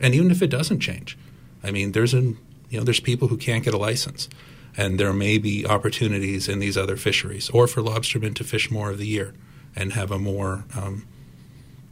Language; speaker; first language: English; native; English